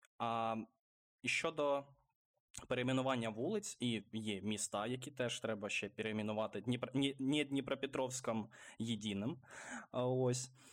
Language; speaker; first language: Ukrainian; non-native, local second language; Russian